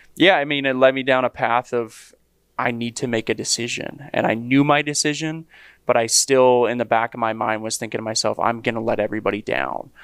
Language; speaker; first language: English; native; English